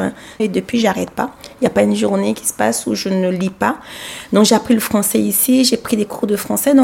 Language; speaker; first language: French; non-native, local second language; Sango